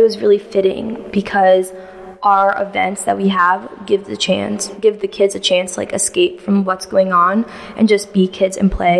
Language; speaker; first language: English; native; English